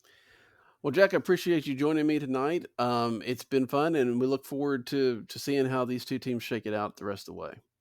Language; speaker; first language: English; native; English